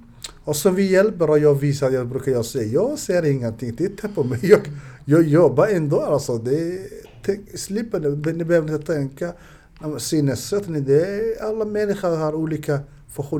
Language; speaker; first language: Swedish; non-native, learner; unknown